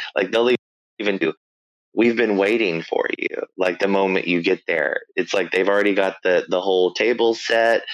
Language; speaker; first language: English; native; English